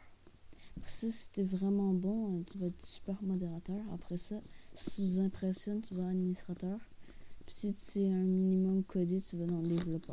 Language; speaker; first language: French; native; French